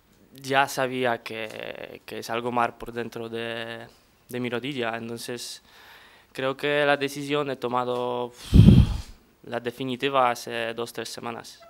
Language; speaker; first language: Spanish; non-native, fluent; Polish